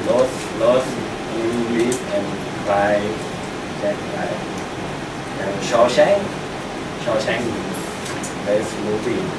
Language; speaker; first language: English; non-native, learner; Thai